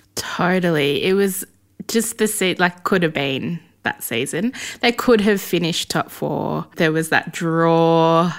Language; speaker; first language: English; native; English